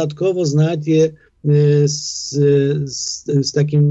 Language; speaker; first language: Polish; non-native, fluent; Ukrainian